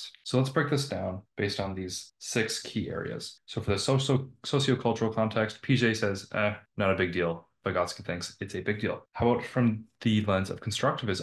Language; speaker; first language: English; native; English